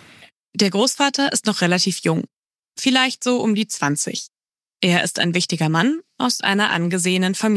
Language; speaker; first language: German; native; German